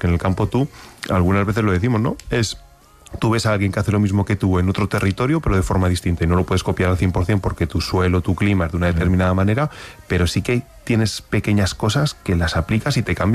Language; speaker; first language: Spanish; native; Spanish